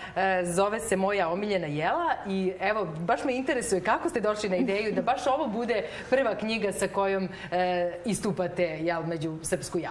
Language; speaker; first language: Serbian; native; Serbian